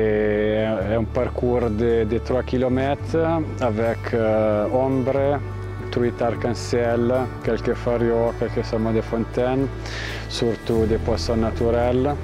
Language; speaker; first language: French; non-native, fluent; Italian